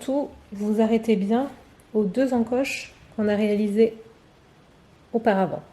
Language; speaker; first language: French; native; French